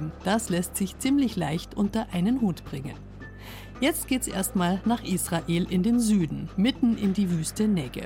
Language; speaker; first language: German; native; German